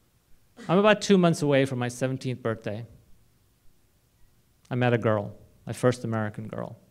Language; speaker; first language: English; non-native, local second language; Hindi